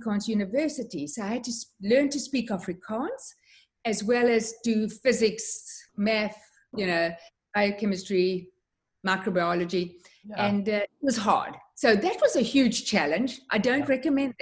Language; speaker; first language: English; native; English